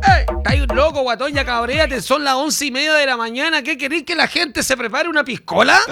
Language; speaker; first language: Spanish; native; Spanish